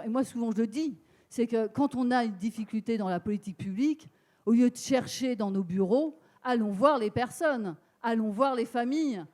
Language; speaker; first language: French; native; French